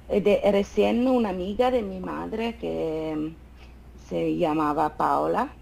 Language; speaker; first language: Spanish; non-native, fluent; Italian